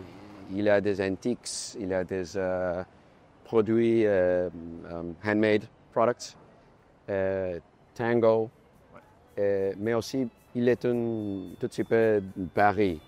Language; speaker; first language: French; non-native, learner; Spanish